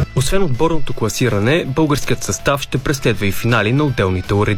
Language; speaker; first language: Bulgarian; native; Bulgarian